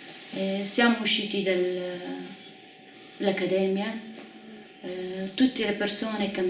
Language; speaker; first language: Italian; non-native, fluent; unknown